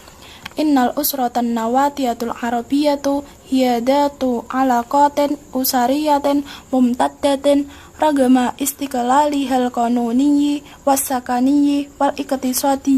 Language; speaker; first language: Arabic; non-native, learner; Indonesian